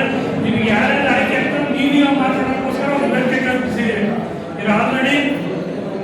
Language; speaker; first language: Kannada; native; Kannada